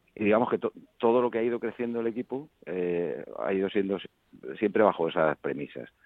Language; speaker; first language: Spanish; native; Spanish